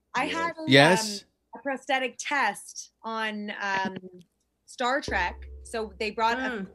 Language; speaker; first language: English; native; English